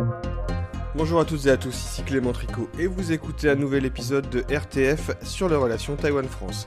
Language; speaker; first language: French; native; French